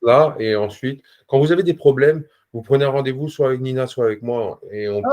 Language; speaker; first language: French; native; French